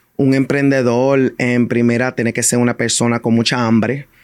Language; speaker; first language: Spanish; early bilingual, heritage; Spanish